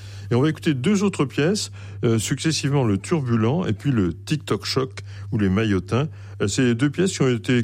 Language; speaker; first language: French; native; French